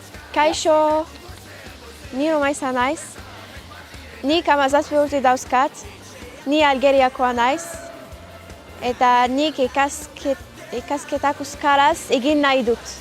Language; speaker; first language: Basque; non-native, learner; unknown